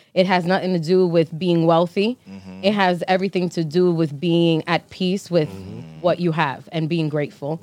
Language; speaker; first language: English; early bilingual, other home language; Spanish